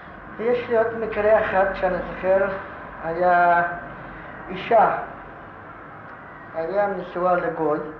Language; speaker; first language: Hebrew; non-native, fluent; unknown